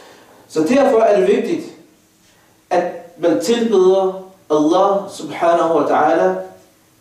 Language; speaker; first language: Danish; non-native, fluent; Arabic